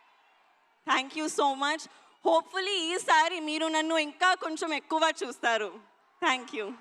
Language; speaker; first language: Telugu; non-native, learner; Hindi